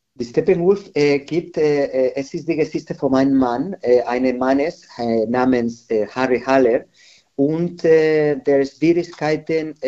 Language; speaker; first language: German; non-native, learner; Spanish